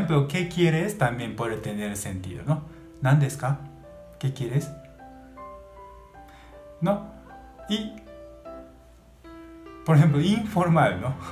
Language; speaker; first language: Spanish; non-native, learner; Japanese